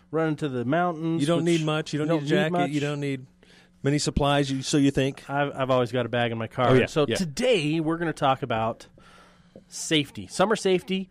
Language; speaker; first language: English; native; English